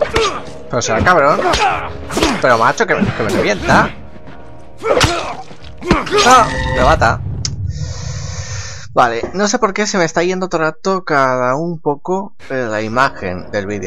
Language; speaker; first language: Spanish; native; Spanish